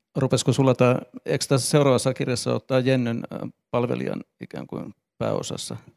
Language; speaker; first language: Finnish; native; Finnish